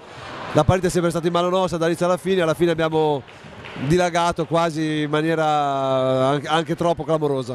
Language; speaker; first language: Italian; native; Italian